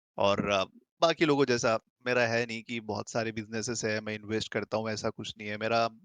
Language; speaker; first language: Hindi; native; Hindi